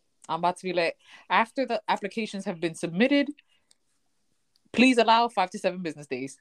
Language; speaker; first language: English; early bilingual, other home language; Spanish